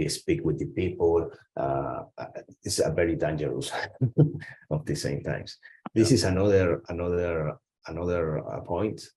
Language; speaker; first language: English; non-native, learner; Spanish